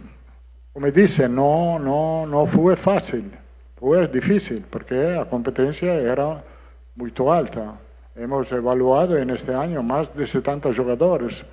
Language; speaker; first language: Portuguese; non-native, learner; Italian